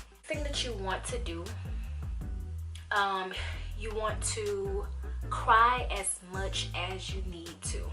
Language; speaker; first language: English; native; English